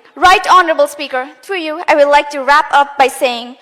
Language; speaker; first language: English; non-native, local second language; Nepali